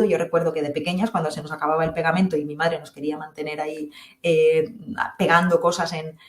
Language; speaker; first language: Spanish; native; Spanish